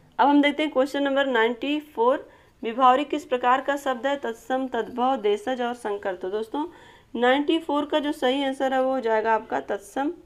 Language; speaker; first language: Hindi; native; Hindi